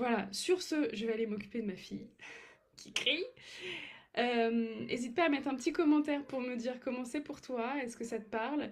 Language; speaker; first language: French; native; French